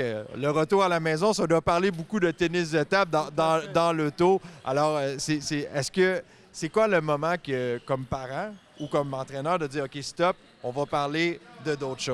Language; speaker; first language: French; native; French